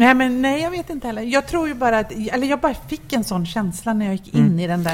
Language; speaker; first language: Swedish; native; Swedish